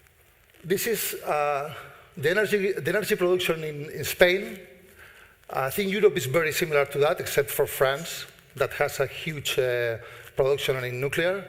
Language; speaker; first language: English; non-native, fluent; Spanish